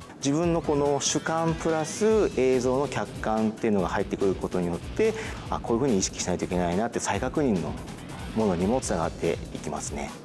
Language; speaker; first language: Japanese; native; Japanese